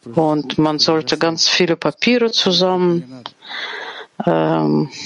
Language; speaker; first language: German; non-native, fluent; Portuguese